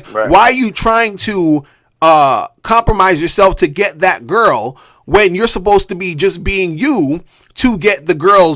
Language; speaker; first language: English; native; English